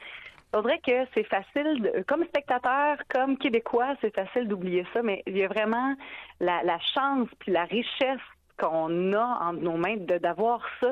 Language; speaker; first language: French; native; French